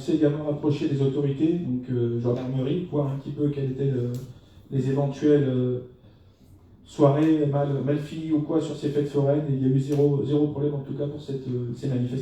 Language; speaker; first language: French; native; French